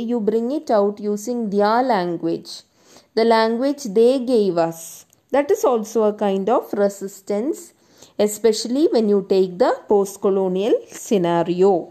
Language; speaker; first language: English; non-native, local second language; Malayalam